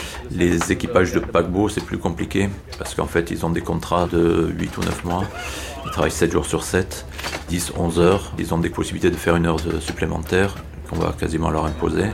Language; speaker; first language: French; native; French